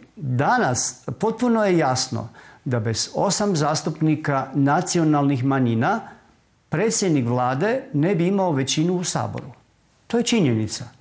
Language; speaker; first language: Croatian; native; Croatian